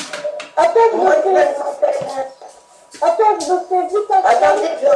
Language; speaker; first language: French; native; French